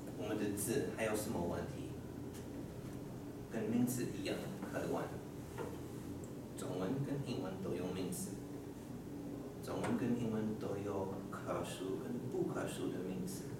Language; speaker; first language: Chinese; non-native, learner; English